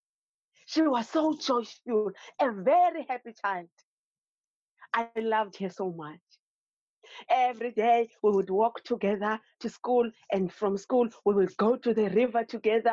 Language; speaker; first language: English; non-native, local second language; Xhosa